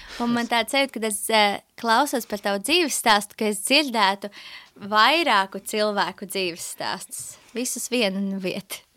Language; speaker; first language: Latvian; native; Latvian